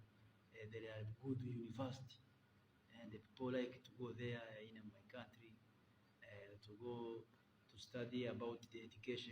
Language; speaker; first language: English; non-native, learner; Kinyarwanda